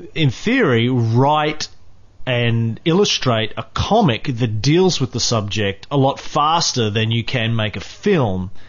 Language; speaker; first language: English; native; English